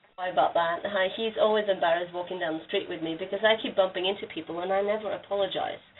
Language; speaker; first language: English; non-native, fluent; Norwegian